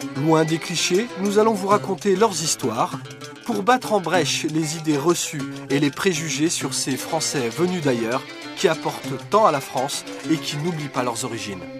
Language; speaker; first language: French; native; French